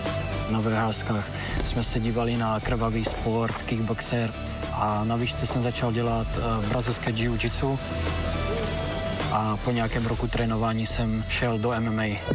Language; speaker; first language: Czech; native; Czech